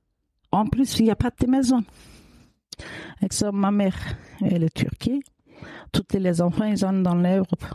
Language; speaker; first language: French; non-native, learner; Kurdish